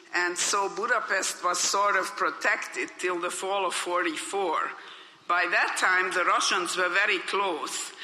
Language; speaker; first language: English; non-native, fluent; Hungarian